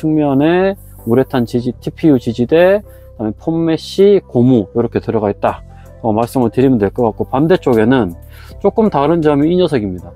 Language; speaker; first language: Korean; native; Korean